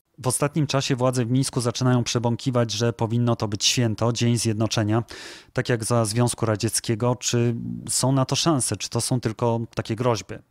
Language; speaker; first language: Polish; native; Polish